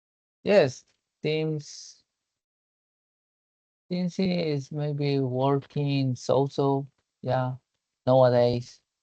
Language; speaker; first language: English; non-native, learner; Spanish